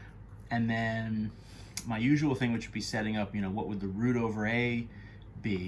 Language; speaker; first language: English; native; English